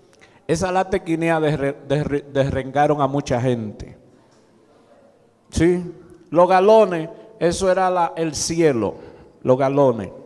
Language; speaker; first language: Spanish; native; Spanish